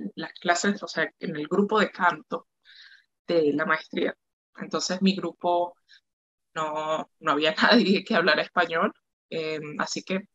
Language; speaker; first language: Spanish; native; Spanish